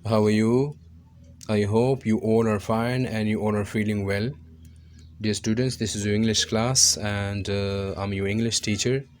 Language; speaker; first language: English; non-native, local second language; Urdu